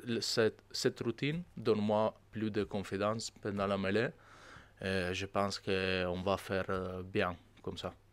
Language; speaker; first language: French; non-native, learner; Italian